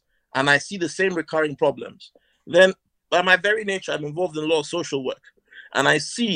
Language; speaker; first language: English; non-native, local second language; Hausa